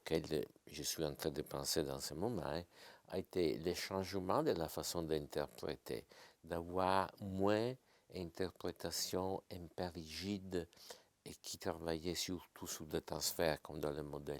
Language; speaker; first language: French; non-native, fluent; Italian